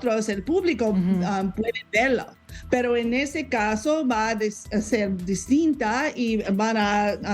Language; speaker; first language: Spanish; non-native, learner; English